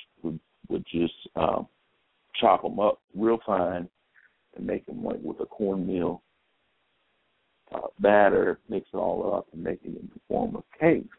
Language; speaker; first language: English; native; English